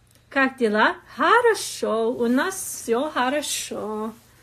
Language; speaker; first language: Russian; non-native, learner; English